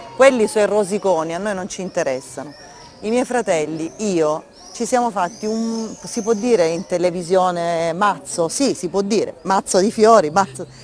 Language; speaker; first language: Italian; native; Italian